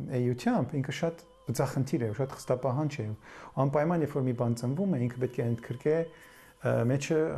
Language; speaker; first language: Armenian; early bilingual, heritage; Armenian